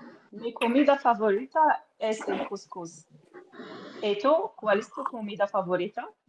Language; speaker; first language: Spanish; non-native, learner; Arabic